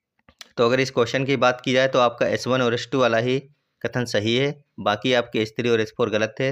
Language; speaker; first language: Hindi; native; Hindi